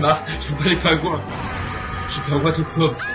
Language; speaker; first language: French; native; French